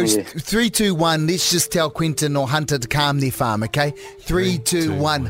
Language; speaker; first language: English; native; English